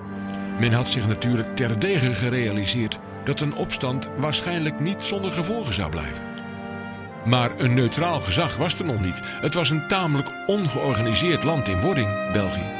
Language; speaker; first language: Dutch; native; Dutch